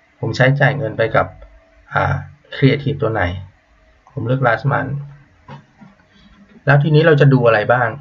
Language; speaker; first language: Thai; native; Thai